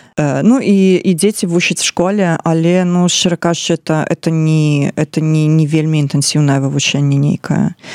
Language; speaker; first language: Belarusian; non-native, local second language; Russian